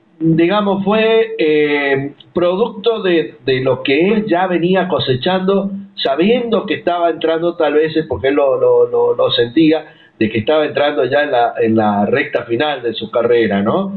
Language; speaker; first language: Spanish; native; Spanish